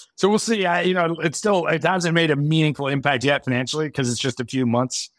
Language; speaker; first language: English; native; English